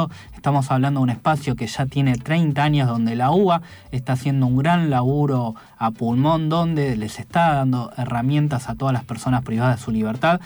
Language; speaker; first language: Spanish; native; Spanish